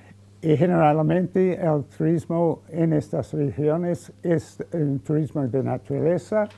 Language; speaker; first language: Spanish; non-native, fluent; English